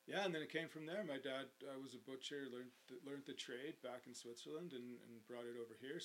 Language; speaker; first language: English; native; English